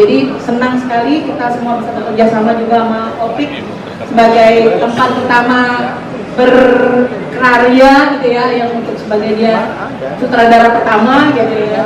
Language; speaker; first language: Indonesian; native; Indonesian